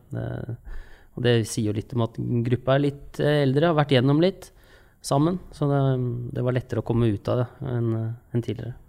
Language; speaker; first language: Norwegian; native; Norwegian